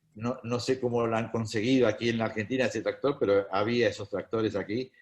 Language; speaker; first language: Spanish; native; Spanish